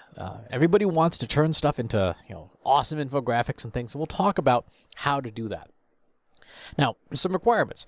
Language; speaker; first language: English; native; English